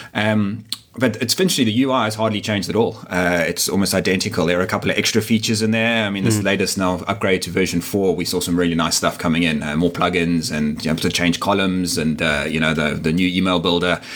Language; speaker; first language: English; native; English